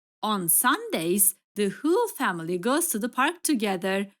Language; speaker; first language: English; non-native, fluent; Turkish